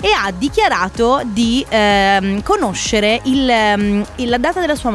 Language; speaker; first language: Italian; native; Italian